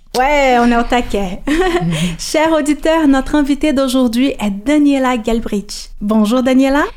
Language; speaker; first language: French; native; French